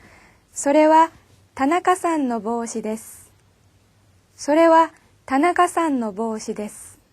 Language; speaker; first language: Japanese; non-native, fluent; Korean